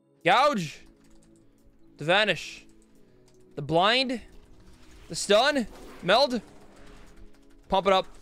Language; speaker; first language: English; non-native, fluent; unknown